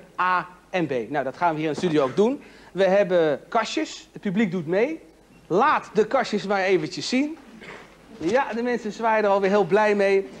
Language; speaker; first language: Dutch; native; Dutch